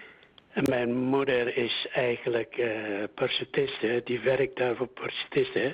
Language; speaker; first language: Dutch; early bilingual, other home language; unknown